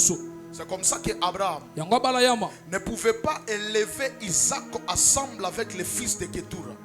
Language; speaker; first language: French; non-native, local second language; Lingala